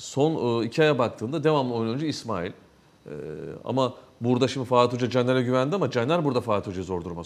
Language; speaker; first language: Turkish; native; Turkish